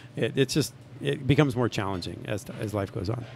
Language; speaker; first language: English; native; English